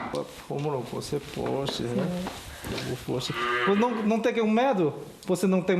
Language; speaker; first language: Portuguese; non-native, learner; Korean